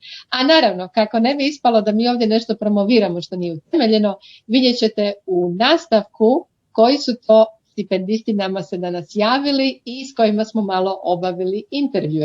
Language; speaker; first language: Croatian; native; Croatian